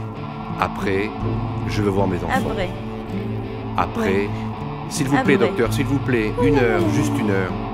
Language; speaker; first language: French; non-native, learner; Arabic